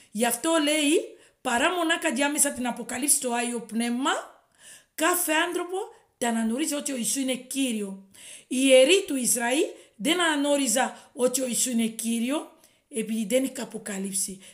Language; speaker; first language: Greek; non-native, fluent; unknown